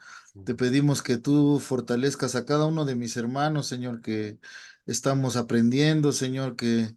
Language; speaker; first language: Spanish; native; Spanish